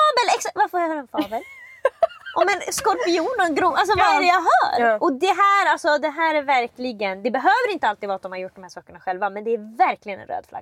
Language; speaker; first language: Swedish; native; Swedish